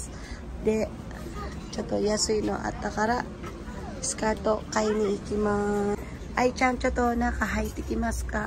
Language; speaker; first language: Japanese; non-native, fluent; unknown